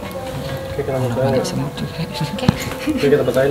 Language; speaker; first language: Indonesian; native; Indonesian